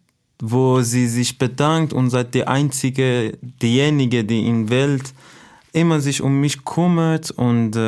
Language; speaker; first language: German; non-native, fluent; Persian